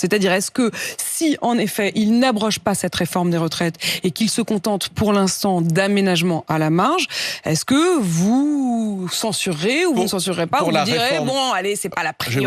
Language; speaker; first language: French; native; French